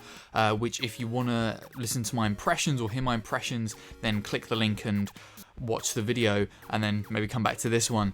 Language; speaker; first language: English; native; English